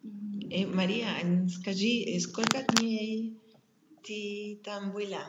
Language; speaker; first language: Russian; non-native, learner; German